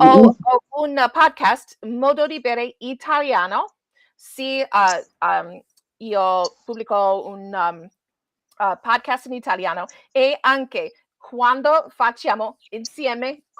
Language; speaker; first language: Italian; non-native, learner; English